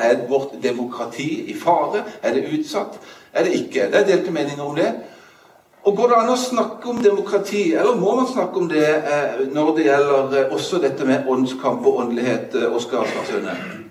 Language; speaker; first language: Norwegian; native; Norwegian